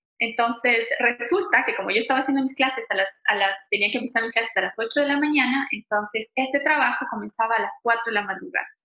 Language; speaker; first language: Spanish; native; Spanish